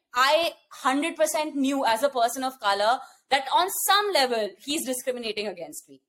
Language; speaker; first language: English; non-native, local second language; Hindi